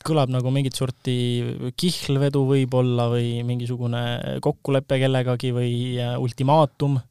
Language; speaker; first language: Estonian; native; Estonian